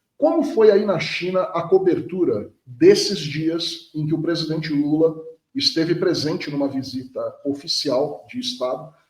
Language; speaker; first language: Portuguese; native; Portuguese